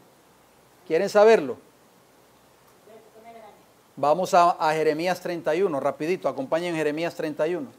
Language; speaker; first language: Spanish; native; Spanish